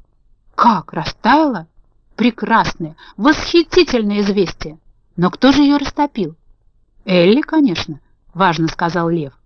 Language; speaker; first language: Russian; native; Russian